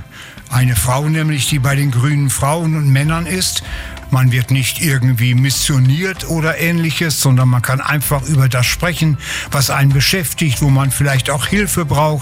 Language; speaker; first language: German; native; German